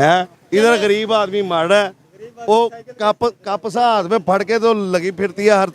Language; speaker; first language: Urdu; non-native, local second language; Punjabi